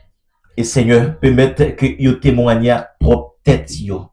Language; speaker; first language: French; non-native, learner; Haitian Creole